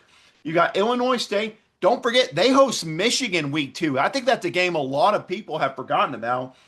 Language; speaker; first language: English; native; English